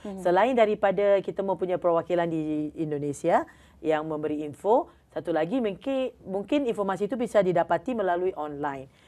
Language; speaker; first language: Malay; native; Malay